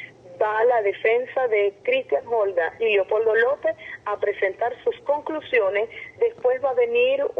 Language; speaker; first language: Spanish; native; Spanish